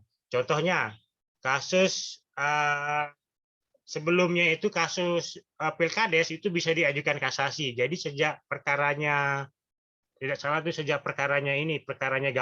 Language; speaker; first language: Indonesian; native; Indonesian